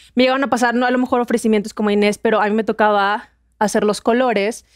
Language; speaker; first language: Spanish; native; Spanish